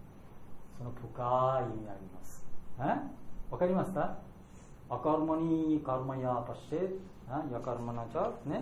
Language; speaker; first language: Japanese; non-native, learner; Bangla